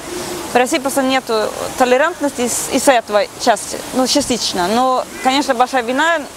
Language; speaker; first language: Russian; non-native, fluent; Swedish